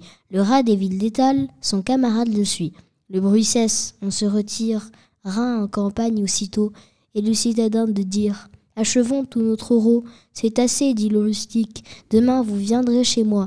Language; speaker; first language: French; native; French